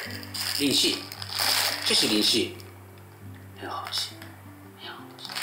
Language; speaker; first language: Chinese; non-native, learner; Japanese